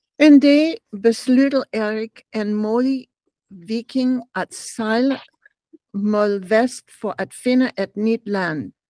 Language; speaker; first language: Danish; non-native, learner; English